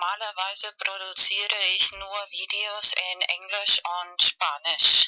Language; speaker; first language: German; non-native, fluent; Spanish